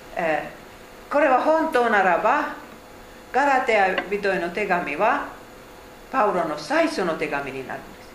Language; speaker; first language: Japanese; non-native, fluent; Finnish